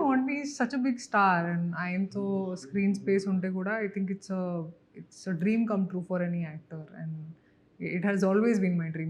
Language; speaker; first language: Telugu; non-native, local second language; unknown